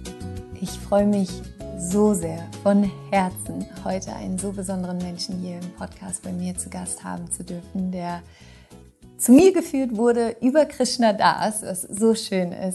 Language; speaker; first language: German; native; German